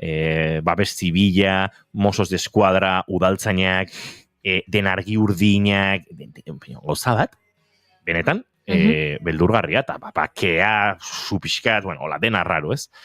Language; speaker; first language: Basque; native; Basque